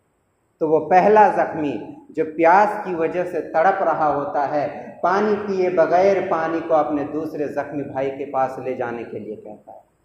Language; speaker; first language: Urdu; native; Urdu